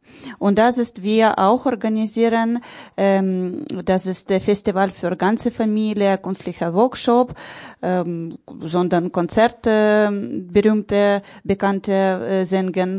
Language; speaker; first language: German; non-native, learner; Ukrainian